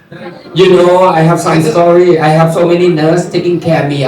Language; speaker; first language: English; non-native, learner; Thai